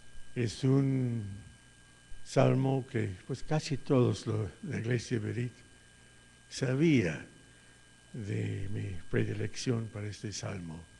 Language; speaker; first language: Spanish; non-native, fluent; English